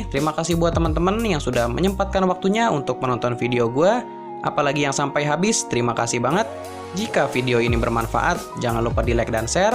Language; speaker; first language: Indonesian; native; Indonesian